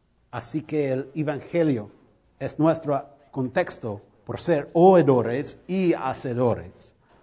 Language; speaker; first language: Spanish; non-native, learner; English